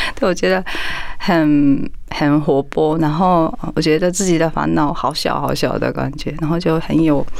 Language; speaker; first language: Chinese; non-native, fluent; Japanese